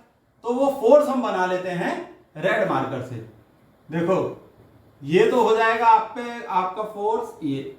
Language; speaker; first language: Hindi; native; Hindi